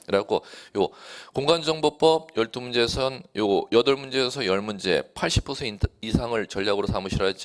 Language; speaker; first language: Korean; native; Korean